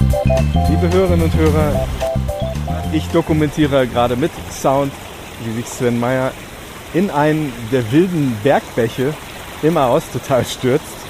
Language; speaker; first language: German; native; German